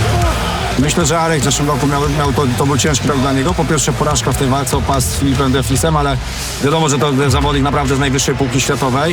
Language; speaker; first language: Polish; native; Polish